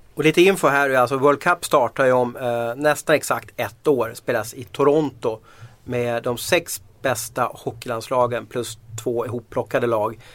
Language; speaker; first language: Swedish; native; Swedish